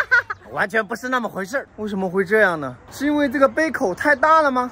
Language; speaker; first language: Chinese; native; Chinese